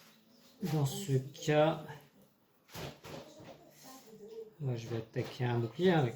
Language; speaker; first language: French; native; French